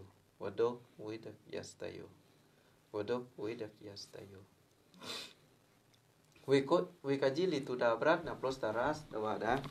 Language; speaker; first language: Russian; non-native, learner; Thai